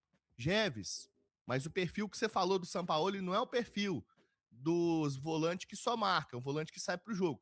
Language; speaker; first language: Portuguese; native; Portuguese